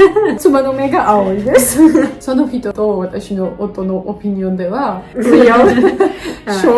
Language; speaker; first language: Japanese; non-native, learner; Georgian